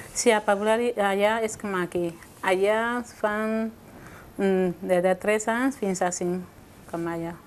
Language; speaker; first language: Catalan; non-native, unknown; Spanish